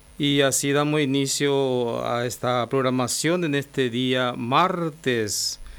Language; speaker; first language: Spanish; native; Spanish